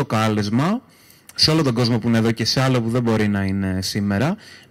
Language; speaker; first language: Greek; native; Greek